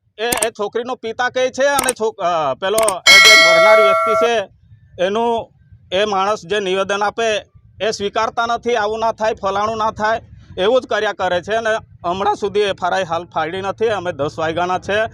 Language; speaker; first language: Gujarati; non-native, local second language; Bhili